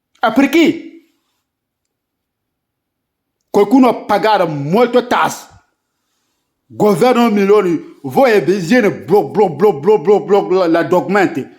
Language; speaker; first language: Italian; non-native, learner; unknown